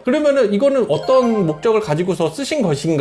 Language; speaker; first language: Korean; native; Korean